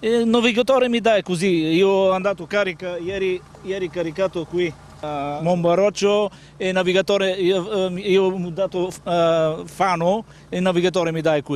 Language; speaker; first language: Italian; non-native, learner; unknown